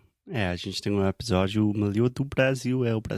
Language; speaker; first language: Portuguese; non-native, fluent; English